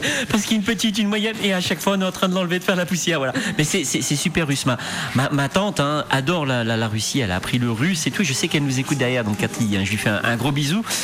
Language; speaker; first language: French; native; French